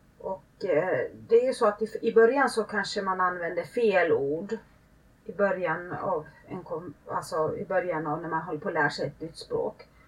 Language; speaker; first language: Swedish; early bilingual, other home language; Finnish